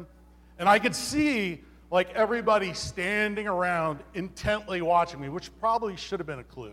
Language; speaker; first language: English; native; English